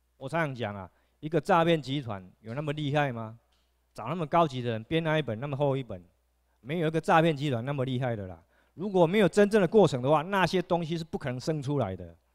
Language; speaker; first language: Chinese; native; Chinese